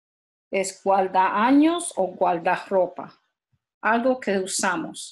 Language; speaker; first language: Spanish; early bilingual, heritage; Spanish